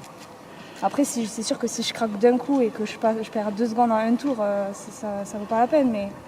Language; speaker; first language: French; native; French